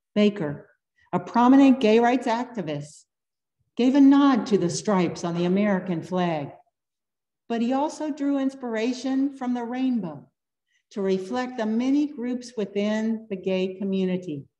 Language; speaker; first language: English; native; English